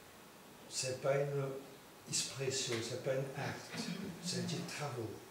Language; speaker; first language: French; non-native, fluent; Portuguese